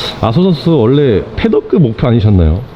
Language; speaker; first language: Korean; native; Korean